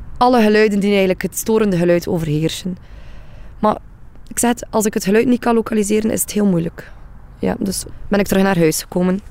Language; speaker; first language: Dutch; native; Dutch